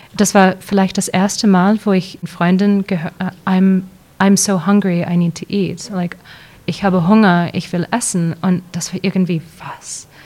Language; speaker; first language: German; early bilingual, heritage; English